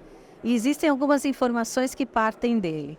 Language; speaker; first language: Portuguese; native; Portuguese